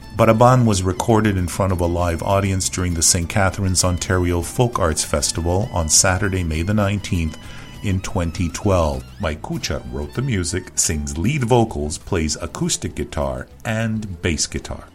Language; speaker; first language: English; native; English